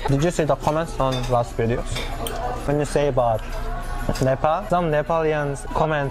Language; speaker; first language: English; non-native, learner; Korean